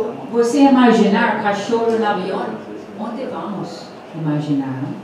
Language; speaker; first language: Portuguese; non-native, learner; English